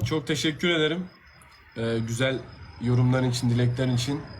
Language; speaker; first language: Turkish; native; Turkish